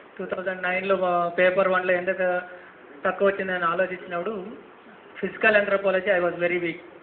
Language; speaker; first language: Telugu; non-native, local second language; Kannada